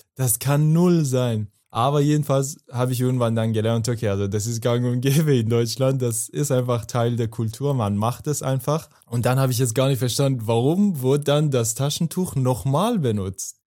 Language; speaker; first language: German; non-native, fluent; Persian